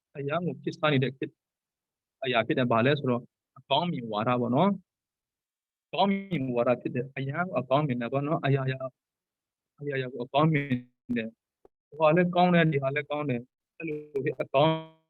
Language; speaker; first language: Burmese; non-native, local second language; Tedim Chin